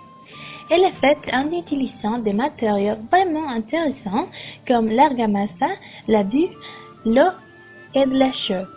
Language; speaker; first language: French; non-native, learner; Spanish